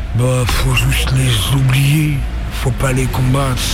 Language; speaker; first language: French; native; French